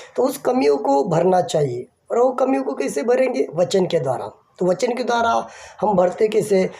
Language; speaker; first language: Hindi; non-native, local second language; Marathi